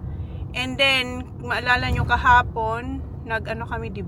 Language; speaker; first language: Filipino; native; Filipino